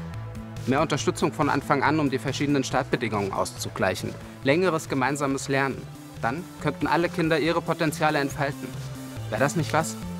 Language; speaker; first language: German; native; German